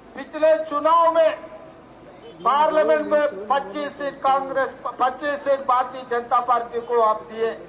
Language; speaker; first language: Hindi; non-native, local second language; Telugu